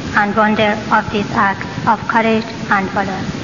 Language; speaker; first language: English; non-native, fluent; Persian